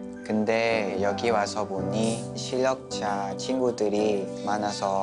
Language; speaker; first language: Korean; non-native, learner; Vietnamese